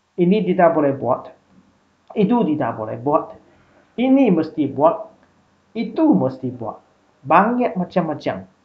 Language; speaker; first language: Malay; non-native, local second language; Chinese